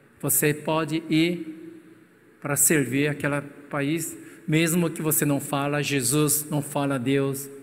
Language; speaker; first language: Portuguese; non-native, fluent; Korean